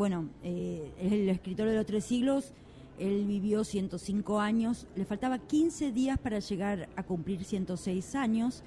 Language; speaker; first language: Spanish; native; Spanish